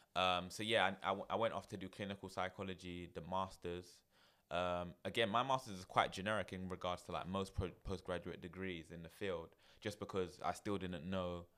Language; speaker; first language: English; native; English